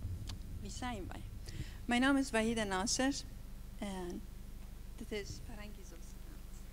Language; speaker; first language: Dutch; non-native, learner; Persian